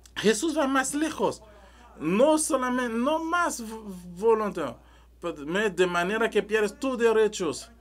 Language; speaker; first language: Spanish; non-native, learner; French